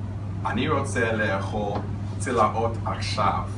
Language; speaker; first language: Hebrew; non-native, learner; English